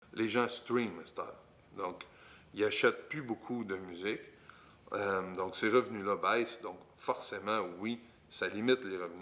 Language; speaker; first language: French; native; French